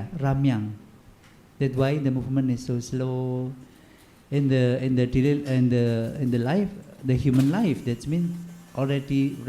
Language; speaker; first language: English; non-native, learner; Indonesian